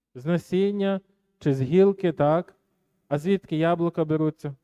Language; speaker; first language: Ukrainian; native; Ukrainian